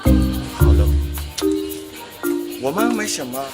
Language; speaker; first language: Chinese; non-native, learner; Indonesian